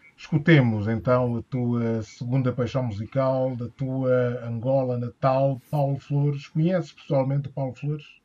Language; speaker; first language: Portuguese; native; Portuguese